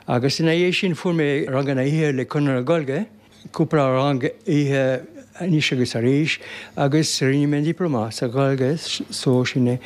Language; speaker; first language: Irish; non-native, fluent; French